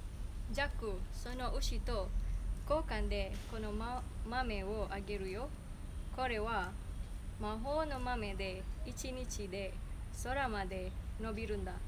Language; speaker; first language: Japanese; non-native, learner; Indonesian